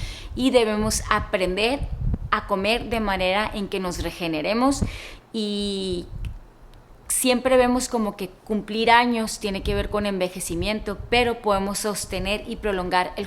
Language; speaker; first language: Spanish; native; Spanish